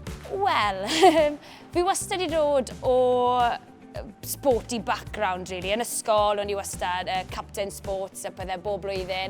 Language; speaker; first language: Welsh; native; Welsh